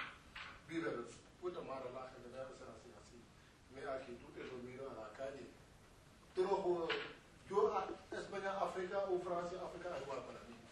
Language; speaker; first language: Spanish; non-native, learner; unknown